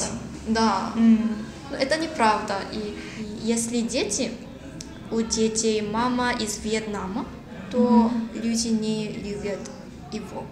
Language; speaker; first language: Russian; non-native, learner; Korean